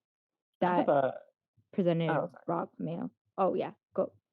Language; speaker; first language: English; native; English